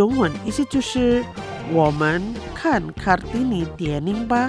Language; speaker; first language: Chinese; non-native, fluent; Indonesian